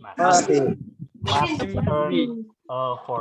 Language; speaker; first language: English; non-native, fluent; Indonesian